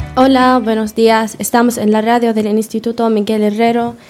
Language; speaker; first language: Spanish; non-native, learner; Arabic